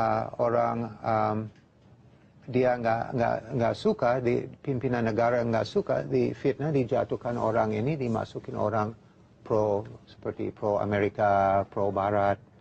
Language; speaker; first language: Indonesian; non-native, learner; English